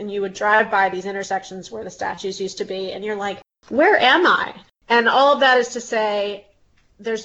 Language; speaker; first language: English; native; English